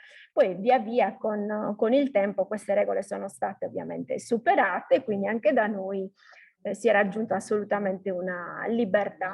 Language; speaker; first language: Italian; native; Italian